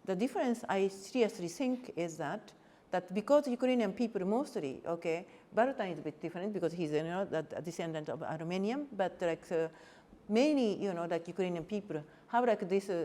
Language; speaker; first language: English; non-native, fluent; Japanese